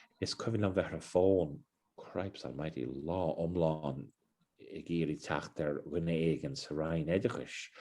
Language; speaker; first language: Irish; non-native, local second language; English